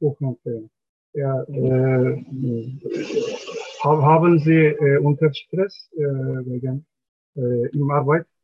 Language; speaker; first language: German; non-native, learner; Turkish